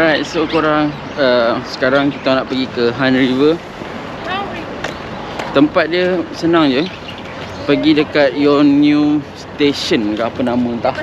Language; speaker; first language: Malay; native; Malay